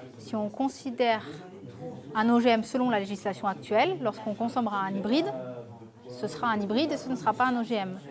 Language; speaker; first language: French; native; French